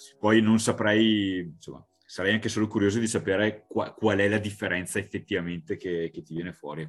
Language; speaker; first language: Italian; native; Italian